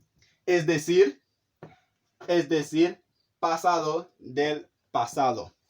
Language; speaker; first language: Spanish; non-native, fluent; Haitian Creole